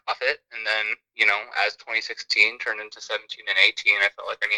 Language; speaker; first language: English; native; English